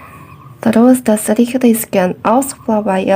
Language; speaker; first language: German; non-native, fluent; Indonesian